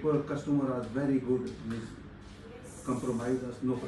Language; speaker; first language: English; non-native, learner; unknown